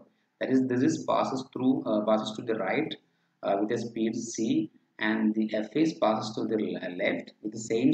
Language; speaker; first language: English; non-native, local second language; Malayalam